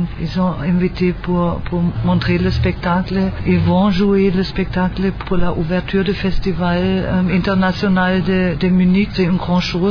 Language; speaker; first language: French; non-native, fluent; German